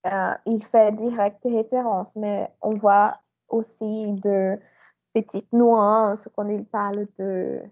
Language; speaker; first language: French; non-native, learner; Portuguese